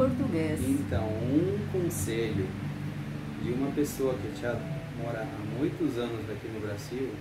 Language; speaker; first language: Portuguese; non-native, fluent; Spanish